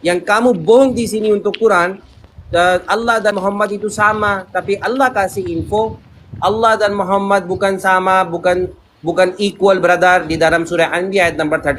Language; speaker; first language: Indonesian; non-native, learner; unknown